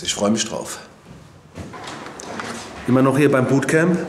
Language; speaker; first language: German; native; German